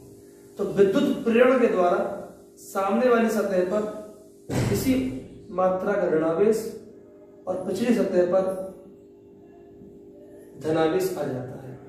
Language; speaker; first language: Hindi; native; Hindi